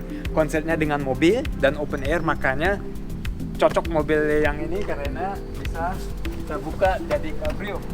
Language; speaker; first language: Indonesian; early bilingual, heritage; Indonesian